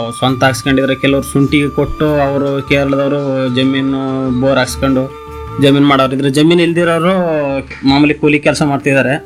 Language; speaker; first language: Kannada; non-native, local second language; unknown